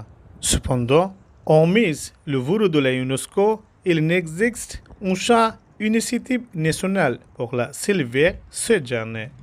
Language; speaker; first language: French; non-native, learner; Bangla